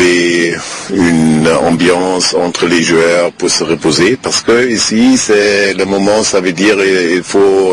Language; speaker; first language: French; non-native, fluent; German